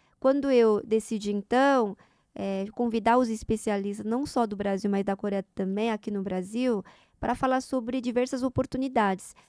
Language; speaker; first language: Portuguese; non-native, fluent; Korean